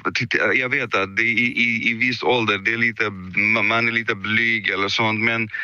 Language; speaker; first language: Swedish; early bilingual, other home language; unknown